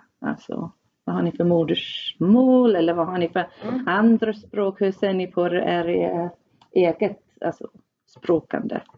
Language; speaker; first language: Swedish; non-native, fluent; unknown